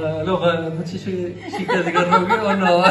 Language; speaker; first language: French; non-native, local second language; Arabic